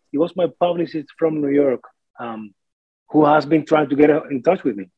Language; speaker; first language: English; non-native, fluent; Spanish